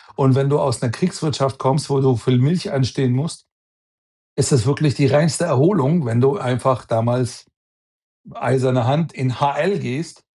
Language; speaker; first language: German; non-native, fluent; Persian